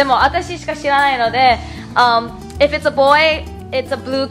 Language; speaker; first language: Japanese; early bilingual, heritage; Japanese